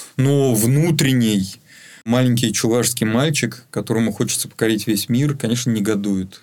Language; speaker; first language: Russian; native; Russian